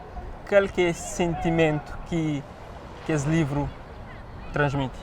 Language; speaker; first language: Portuguese; non-native, local second language; Kabuverdianu